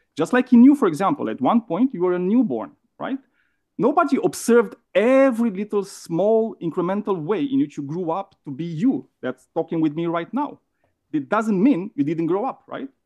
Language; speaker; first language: English; non-native, fluent; Romanian